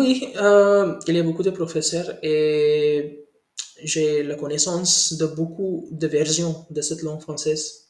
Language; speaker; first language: French; non-native, learner; Hindi